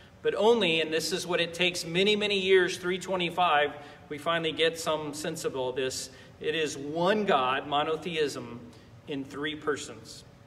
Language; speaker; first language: English; native; English